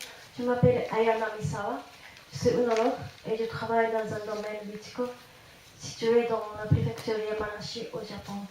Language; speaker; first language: French; non-native, fluent; Japanese